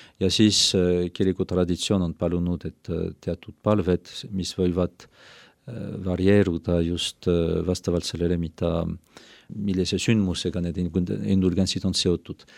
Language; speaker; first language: Estonian; non-native, fluent; French